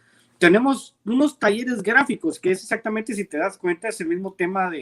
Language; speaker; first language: Spanish; native; Spanish